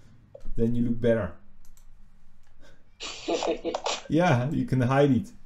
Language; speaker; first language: English; non-native, fluent; French